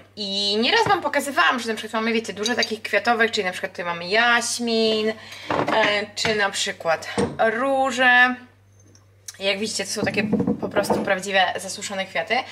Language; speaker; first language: Polish; native; Polish